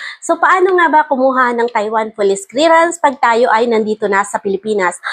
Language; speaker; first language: Filipino; native; Filipino